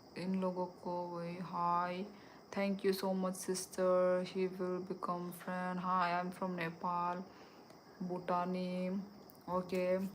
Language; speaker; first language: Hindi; non-native, local second language; Kok Borok